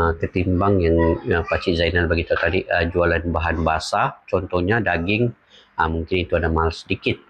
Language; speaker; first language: Malay; native; Malay